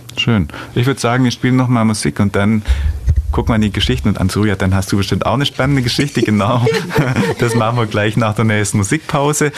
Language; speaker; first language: German; native; German